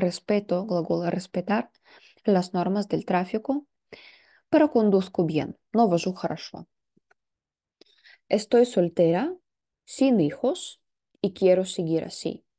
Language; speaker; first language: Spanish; non-native, fluent; Russian